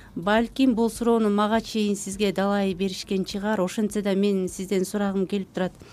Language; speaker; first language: Kyrgyz; native; Kyrgyz